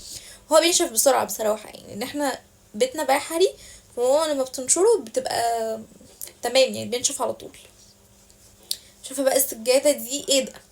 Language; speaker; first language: Arabic; native; Arabic